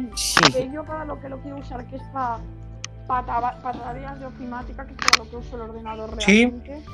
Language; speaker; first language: Spanish; native; Spanish